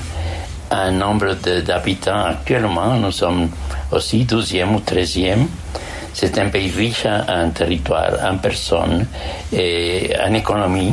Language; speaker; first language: French; non-native, fluent; Spanish